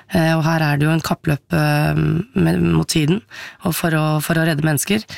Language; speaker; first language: Norwegian; native; Norwegian